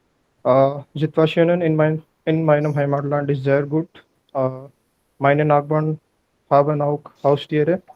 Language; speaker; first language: German; non-native, learner; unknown